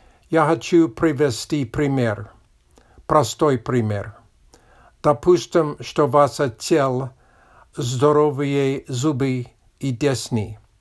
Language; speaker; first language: Russian; non-native, learner; English